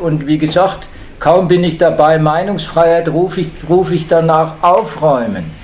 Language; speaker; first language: German; native; German